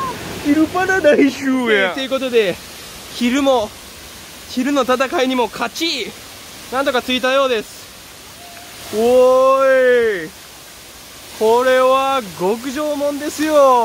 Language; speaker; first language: Japanese; native; Japanese